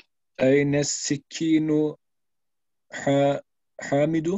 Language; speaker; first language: Arabic; non-native, learner; German